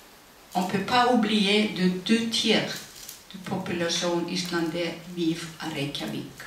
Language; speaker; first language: French; non-native, fluent; Icelandic